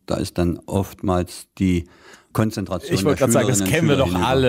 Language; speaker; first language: German; native; German